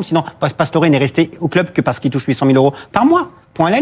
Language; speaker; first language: French; native; French